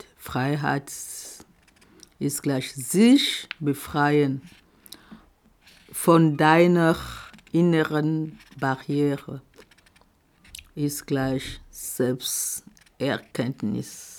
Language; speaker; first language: German; non-native, fluent; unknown